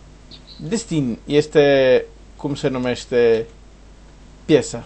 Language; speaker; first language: Romanian; non-native, learner; Portuguese